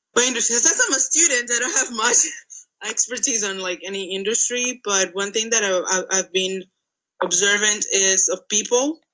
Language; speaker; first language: English; non-native, fluent; Portuguese